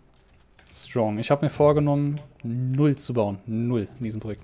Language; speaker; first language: German; native; German